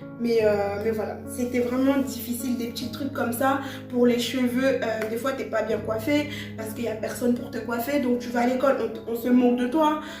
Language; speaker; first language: French; early bilingual, other home language; Lingala